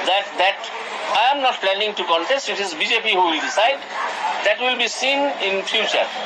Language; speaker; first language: English; non-native, local second language; Bangla